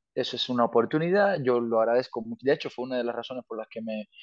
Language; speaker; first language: Spanish; native; Spanish